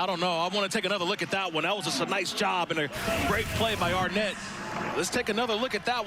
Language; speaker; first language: English; native; English